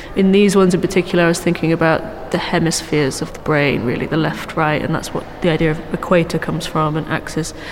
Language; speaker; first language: English; native; English